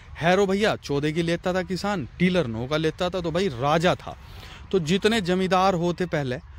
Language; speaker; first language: Hindi; native; Hindi